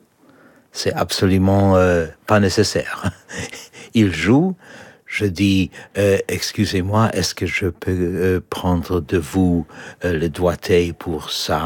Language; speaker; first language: French; non-native, fluent; English